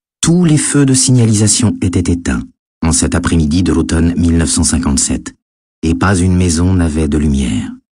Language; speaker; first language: French; native; French